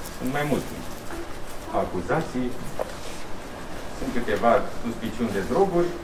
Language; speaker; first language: Romanian; native; Romanian